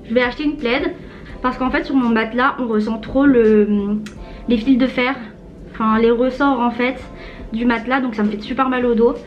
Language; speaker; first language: French; native; French